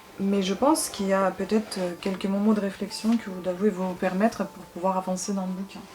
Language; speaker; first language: French; non-native, fluent; Russian